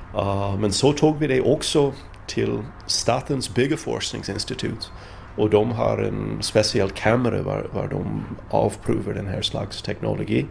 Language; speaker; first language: Swedish; non-native, fluent; English